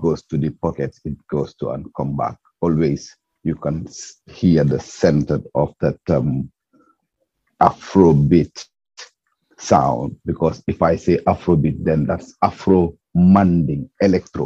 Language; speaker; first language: English; non-native, local second language; Mandingo